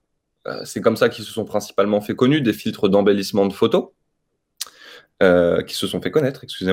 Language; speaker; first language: French; native; French